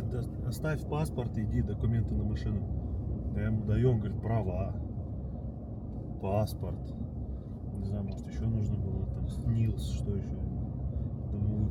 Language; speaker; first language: Russian; native; Russian